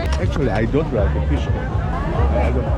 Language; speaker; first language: English; non-native, learner; Korean